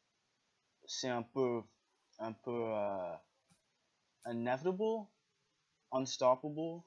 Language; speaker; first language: French; non-native, learner; English